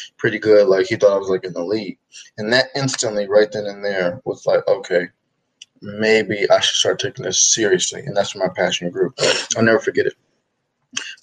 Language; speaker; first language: English; native; English